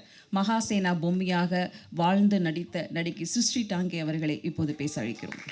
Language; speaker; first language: Tamil; native; Tamil